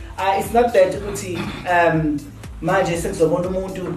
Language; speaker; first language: English; non-native, local second language; Zulu